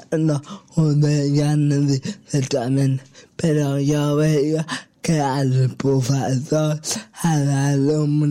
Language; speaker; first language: Catalan; non-native, local second language; Spanish